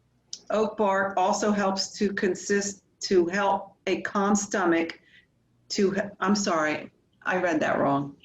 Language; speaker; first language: English; native; English